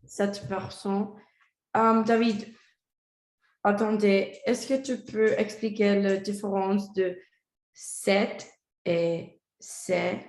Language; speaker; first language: French; non-native, learner; Spanish